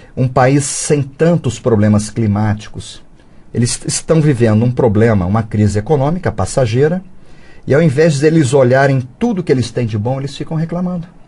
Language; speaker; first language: Portuguese; native; Portuguese